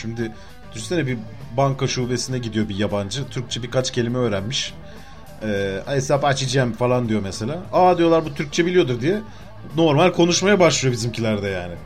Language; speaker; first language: Turkish; native; Turkish